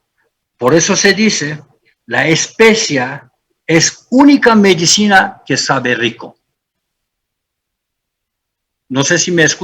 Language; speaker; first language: Spanish; non-native, fluent; Turkish